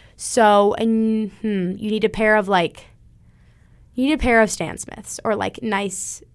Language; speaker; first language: English; native; English